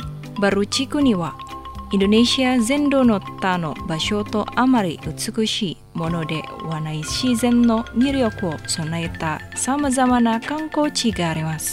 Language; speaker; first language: Japanese; non-native, fluent; Indonesian